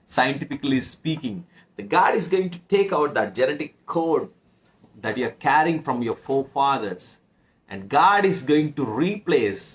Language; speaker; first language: English; non-native, local second language; Telugu